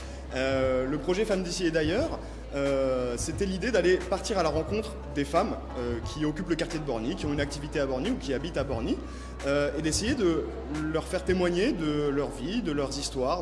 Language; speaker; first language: French; native; French